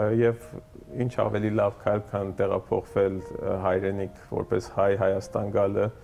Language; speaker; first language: Armenian; early bilingual, heritage; Armenian